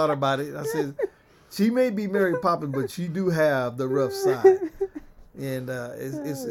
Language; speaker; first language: English; native; English